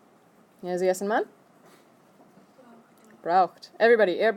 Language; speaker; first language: German; non-native, fluent; English